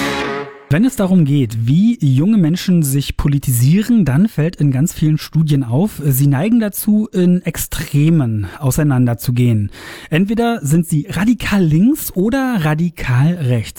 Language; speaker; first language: German; native; German